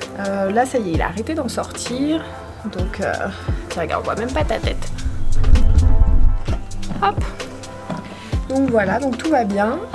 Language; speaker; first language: French; native; French